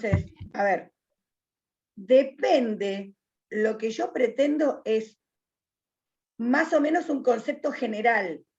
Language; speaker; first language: Spanish; native; Spanish